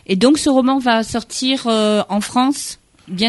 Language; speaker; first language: French; native; French